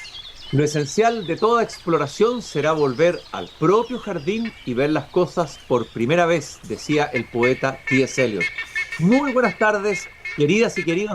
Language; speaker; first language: Spanish; native; Spanish